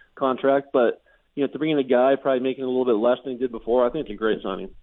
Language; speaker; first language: English; native; English